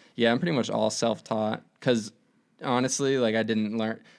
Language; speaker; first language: English; native; English